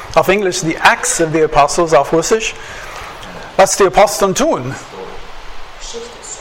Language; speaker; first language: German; non-native, fluent; English